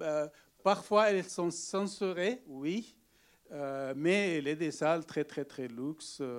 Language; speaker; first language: French; non-native, learner; Arabic